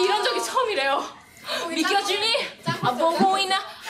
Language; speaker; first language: Korean; native; Korean